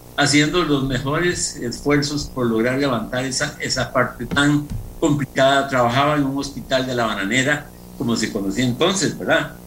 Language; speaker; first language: Spanish; native; Spanish